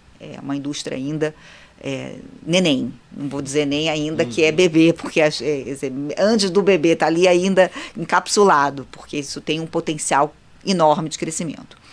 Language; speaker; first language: Portuguese; native; Portuguese